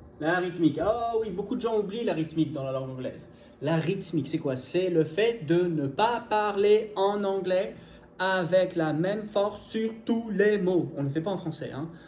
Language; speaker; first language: French; native; French